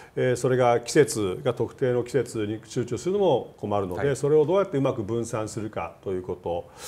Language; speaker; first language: Japanese; native; Japanese